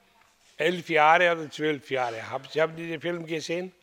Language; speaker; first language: German; non-native, fluent; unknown